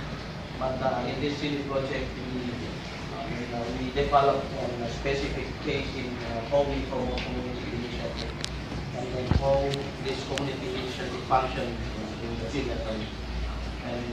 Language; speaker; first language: English; non-native, fluent; Indonesian